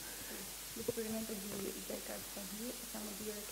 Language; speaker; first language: Italian; non-native, fluent; Albanian